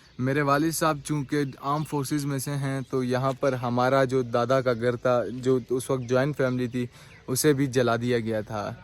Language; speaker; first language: Urdu; non-native, local second language; Pashto